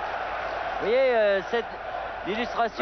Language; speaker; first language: French; native; French